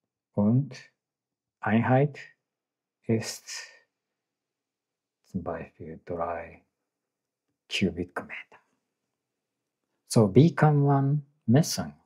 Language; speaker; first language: German; non-native, learner; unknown